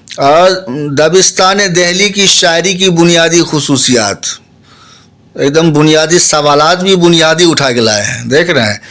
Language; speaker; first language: Urdu; native; Urdu